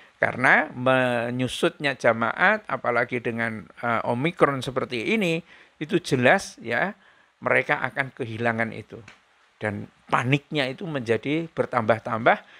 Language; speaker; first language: Indonesian; native; Indonesian